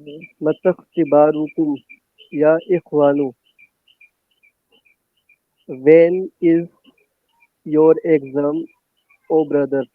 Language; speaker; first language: Arabic; non-native, learner; Urdu